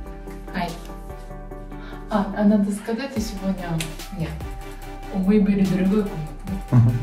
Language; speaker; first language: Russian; non-native, learner; Japanese